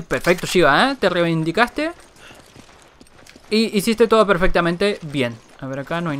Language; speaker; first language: Spanish; native; Spanish